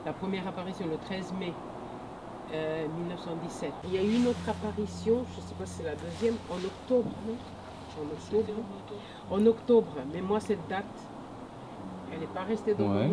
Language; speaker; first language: French; non-native, fluent; Portuguese